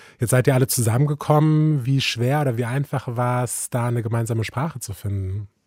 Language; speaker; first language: German; native; German